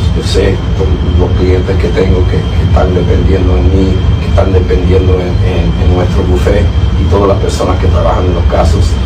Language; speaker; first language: Spanish; early bilingual, heritage; Spanish